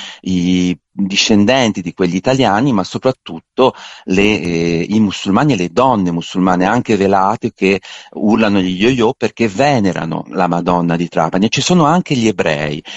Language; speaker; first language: Italian; native; Italian